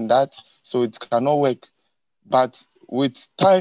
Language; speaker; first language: English; non-native, local second language; Ewe